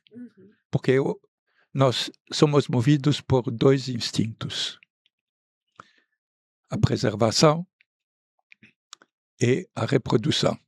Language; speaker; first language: Portuguese; non-native, fluent; Arabic